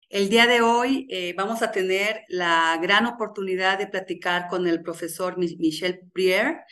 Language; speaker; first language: Spanish; native; Spanish